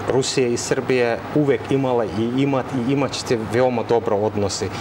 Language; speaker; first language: Serbian; non-native, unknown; Russian